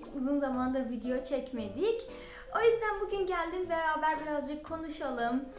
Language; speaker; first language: Turkish; non-native, fluent; Persian